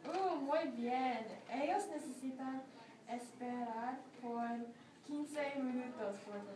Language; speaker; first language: Spanish; non-native, learner; English